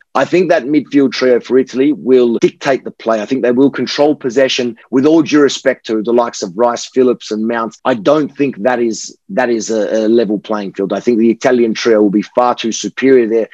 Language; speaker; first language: English; native; English